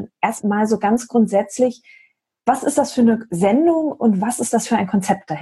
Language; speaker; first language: German; native; German